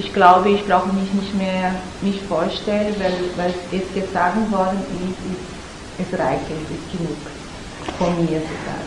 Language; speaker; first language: German; non-native, learner; Portuguese